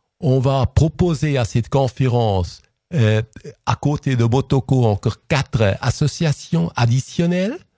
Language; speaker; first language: French; non-native, local second language; Swiss German